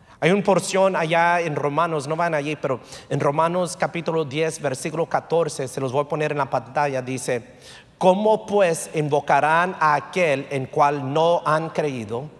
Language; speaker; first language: Spanish; early bilingual, heritage; Spanish